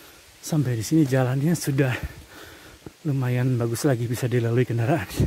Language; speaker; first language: Indonesian; native; Indonesian